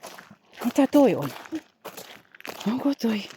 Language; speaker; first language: Finnish; non-native, learner; Bikol